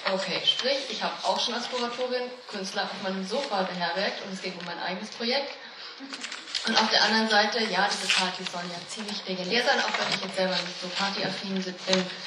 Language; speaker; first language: German; native; German